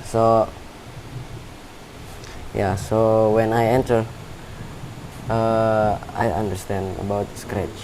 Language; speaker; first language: English; non-native, learner; Indonesian